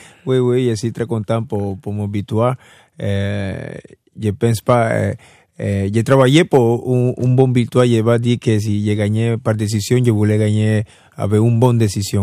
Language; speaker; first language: French; non-native, fluent; Spanish